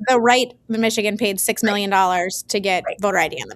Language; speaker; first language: English; native; English